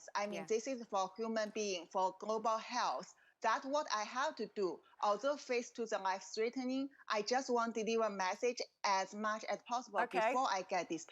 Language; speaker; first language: English; non-native, fluent; Chinese